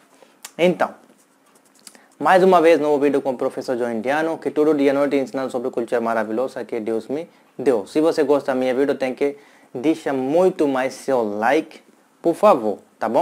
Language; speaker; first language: Portuguese; non-native, learner; Hindi